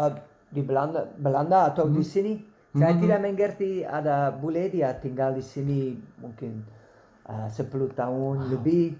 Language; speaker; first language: Indonesian; non-native, learner; Dutch